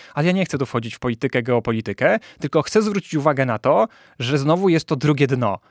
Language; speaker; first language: Polish; native; Polish